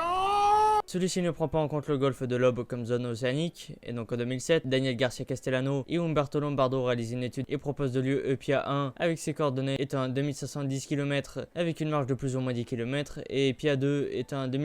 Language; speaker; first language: French; native; French